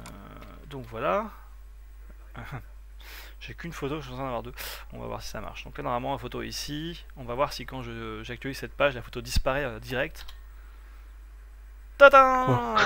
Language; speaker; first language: French; native; French